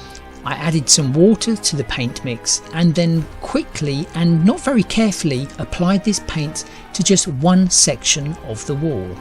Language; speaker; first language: English; native; English